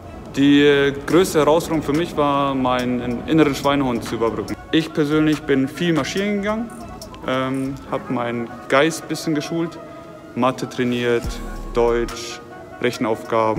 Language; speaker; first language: German; native; German